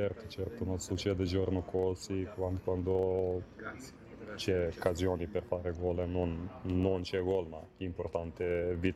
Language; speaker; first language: Italian; non-native, learner; Serbian